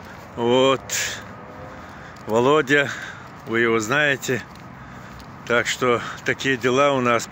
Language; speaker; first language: Russian; non-native, local second language; Chechen